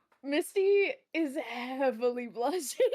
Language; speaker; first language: English; native; English